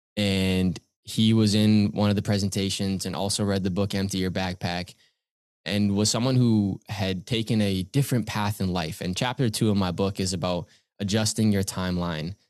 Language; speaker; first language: English; native; English